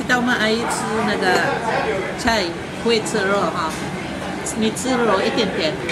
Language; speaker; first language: Chinese; non-native, learner; Filipino